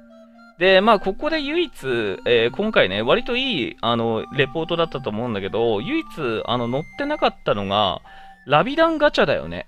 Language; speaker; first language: Japanese; native; Japanese